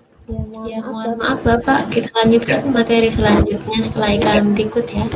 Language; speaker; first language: Indonesian; native; Indonesian